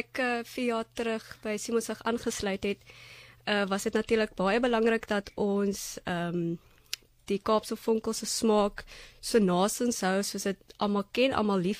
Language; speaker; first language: Afrikaans; non-native, fluent; German